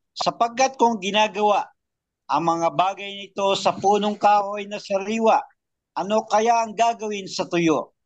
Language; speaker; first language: Filipino; native; Filipino